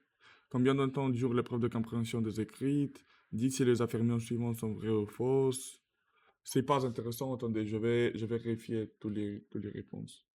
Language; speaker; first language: French; non-native, learner; Russian